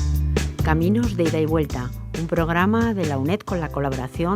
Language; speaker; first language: Spanish; native; Spanish